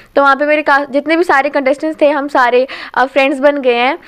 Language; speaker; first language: Hindi; native; Hindi